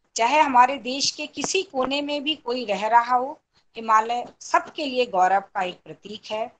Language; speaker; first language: Hindi; native; Hindi